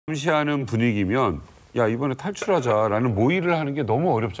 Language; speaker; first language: Korean; native; Korean